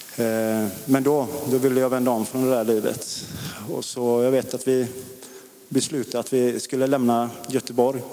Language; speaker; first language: Swedish; native; Swedish